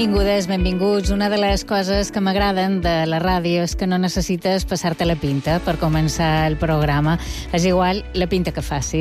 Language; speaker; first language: Catalan; native; Catalan